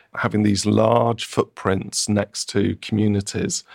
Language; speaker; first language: English; native; English